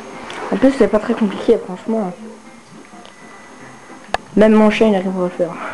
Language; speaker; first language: French; native; French